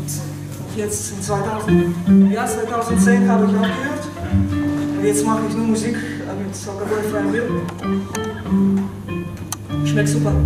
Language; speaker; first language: German; non-native, fluent; Russian